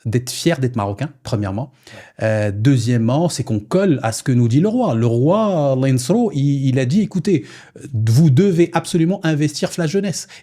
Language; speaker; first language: French; non-native, local second language; Arabic